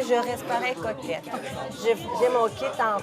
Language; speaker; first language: French; non-native, fluent; Russian